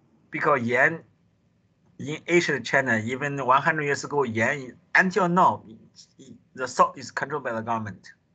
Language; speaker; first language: English; non-native, local second language; Chinese